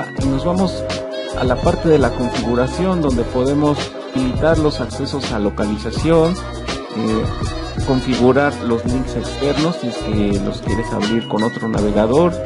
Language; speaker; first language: Spanish; native; Spanish